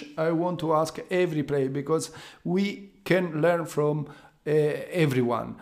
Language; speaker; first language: English; non-native, learner; Italian